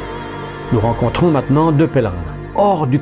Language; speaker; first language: French; native; French